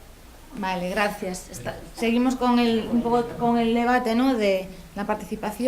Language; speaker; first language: Spanish; native; Spanish